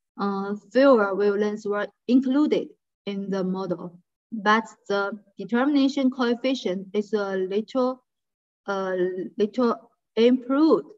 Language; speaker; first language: English; non-native, fluent; Chinese